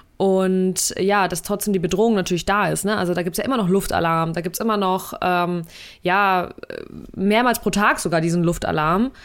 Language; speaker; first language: German; early bilingual, other home language; Russian